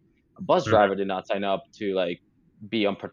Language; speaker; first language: English; non-native, fluent; Spanish